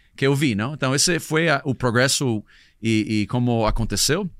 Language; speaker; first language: Portuguese; non-native, fluent; English